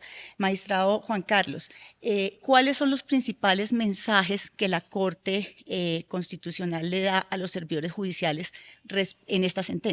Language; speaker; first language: Spanish; native; Spanish